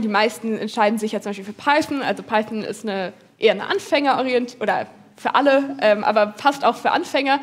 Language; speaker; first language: German; native; German